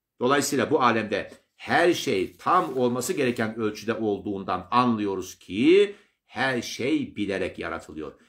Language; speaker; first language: Turkish; native; Turkish